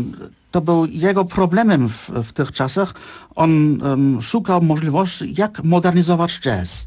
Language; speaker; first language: Polish; non-native, fluent; German